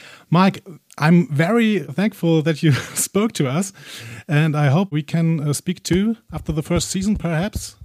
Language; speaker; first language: English; non-native, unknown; German